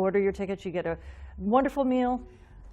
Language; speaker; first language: English; native; English